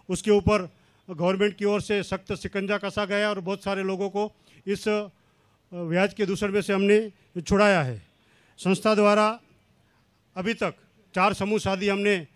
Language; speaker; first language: Hindi; non-native, local second language; Kachhi